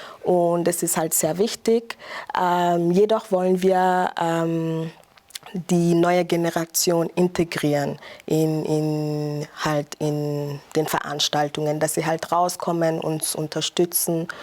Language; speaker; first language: German; non-native, fluent; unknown